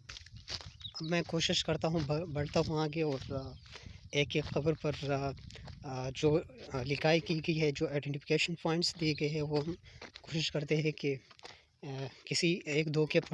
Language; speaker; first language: Urdu; non-native, local second language; Pashto